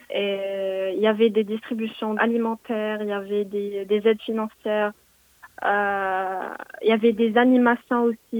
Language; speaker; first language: French; non-native, local second language; Arabic